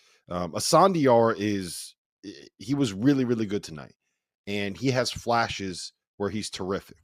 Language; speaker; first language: English; native; English